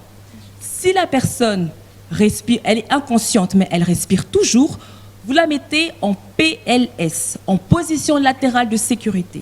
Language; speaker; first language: French; non-native, local second language; Lingala